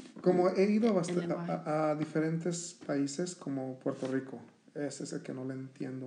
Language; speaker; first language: Spanish; early bilingual, heritage; Spanish